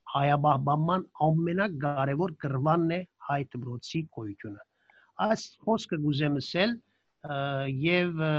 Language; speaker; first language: Armenian; early bilingual, heritage; Armenian